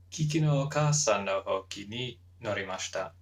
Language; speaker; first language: Japanese; non-native, learner; English